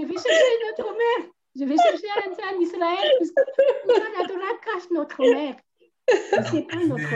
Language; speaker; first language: French; non-native, local second language; Malagasy